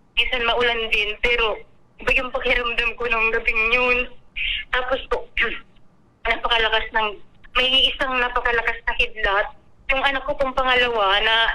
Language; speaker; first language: Filipino; non-native, local second language; Bikol